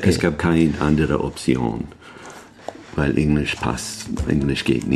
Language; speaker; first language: German; non-native, learner; English